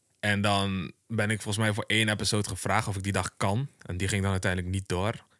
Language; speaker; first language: Dutch; early bilingual, other home language; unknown